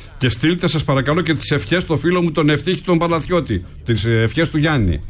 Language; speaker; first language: Greek; native; Greek